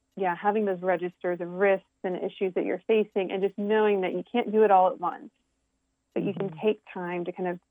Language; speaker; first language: English; native; English